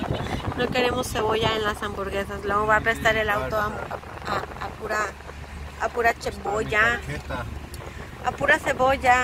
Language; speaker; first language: Spanish; native; Spanish